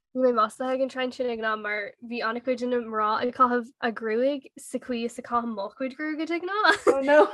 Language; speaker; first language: Irish; non-native, local second language; English